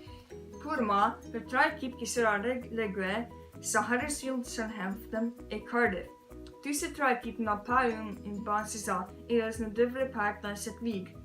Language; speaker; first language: French; non-native, learner; English